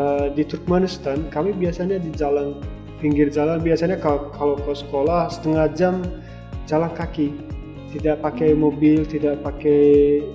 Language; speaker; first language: Indonesian; non-native, fluent; Turkmen